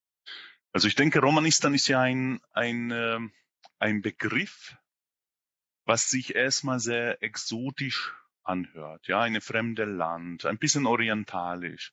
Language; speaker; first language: German; non-native, fluent; Hungarian